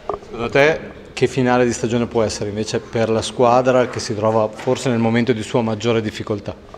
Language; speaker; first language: Italian; native; Italian